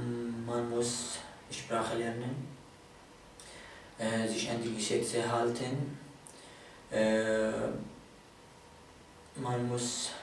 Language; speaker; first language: German; non-native, fluent; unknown